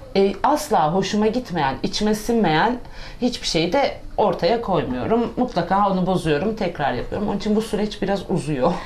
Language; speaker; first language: Turkish; native; Turkish